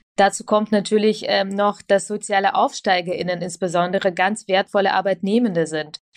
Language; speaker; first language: German; early bilingual, other home language; Russian